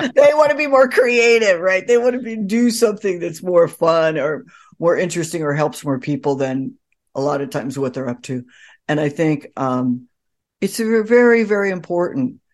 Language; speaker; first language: English; native; English